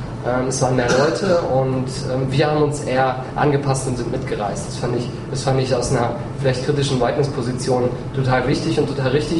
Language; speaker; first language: German; native; German